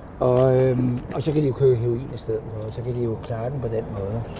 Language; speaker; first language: Danish; native; Danish